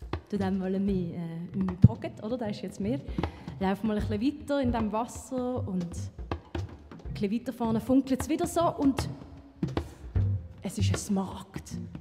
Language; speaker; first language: German; native; German